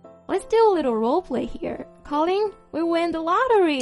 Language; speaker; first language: English; non-native, fluent; Chinese